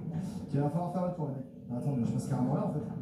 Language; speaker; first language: French; native; French